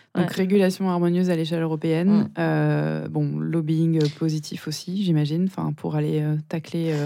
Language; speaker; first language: French; native; French